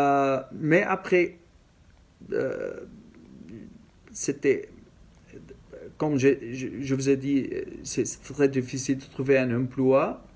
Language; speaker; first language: French; non-native, learner; Arabic